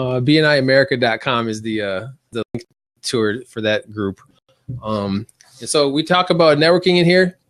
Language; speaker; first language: English; native; English